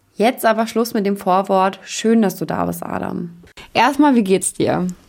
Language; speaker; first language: German; native; German